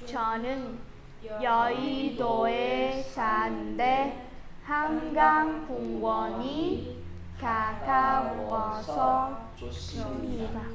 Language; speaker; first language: Korean; non-native, learner; Vietnamese